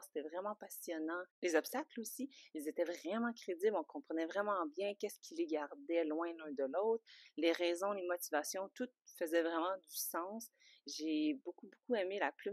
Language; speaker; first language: French; native; French